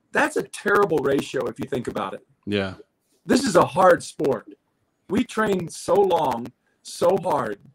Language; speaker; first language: English; native; English